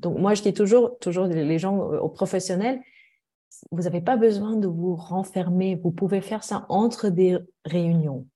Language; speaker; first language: French; non-native, fluent; German